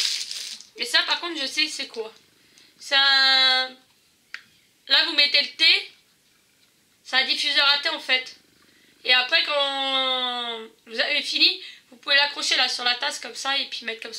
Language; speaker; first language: French; native; French